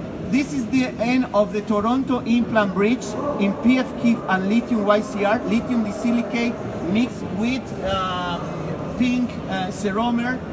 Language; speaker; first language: English; non-native, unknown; Spanish